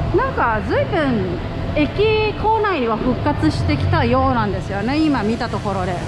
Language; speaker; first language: Japanese; non-native, fluent; Thai